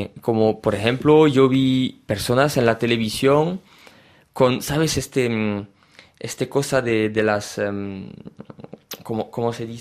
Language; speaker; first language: Spanish; early bilingual, heritage; French